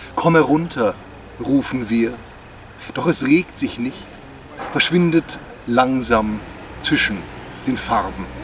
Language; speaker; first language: German; native; German